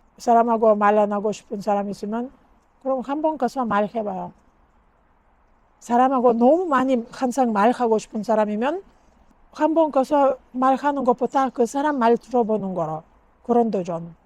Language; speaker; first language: Korean; non-native, learner; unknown